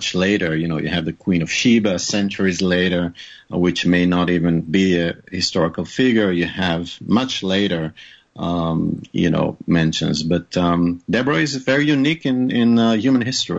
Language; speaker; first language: English; non-native, fluent; Hebrew